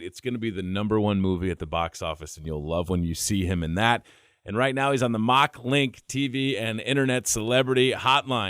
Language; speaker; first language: English; native; English